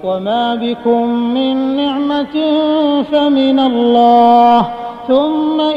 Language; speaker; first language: Arabic; native; Arabic